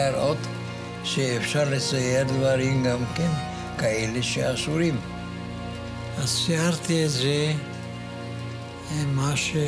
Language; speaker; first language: Hebrew; non-native, fluent; German